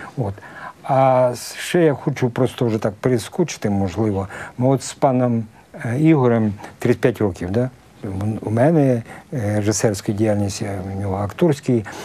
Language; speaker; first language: Ukrainian; native; Ukrainian